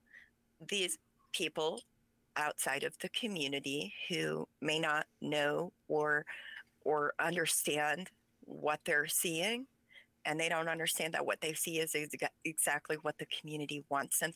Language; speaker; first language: English; early bilingual, other home language; Pennsylvania German